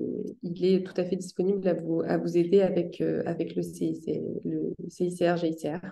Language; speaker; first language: French; native; French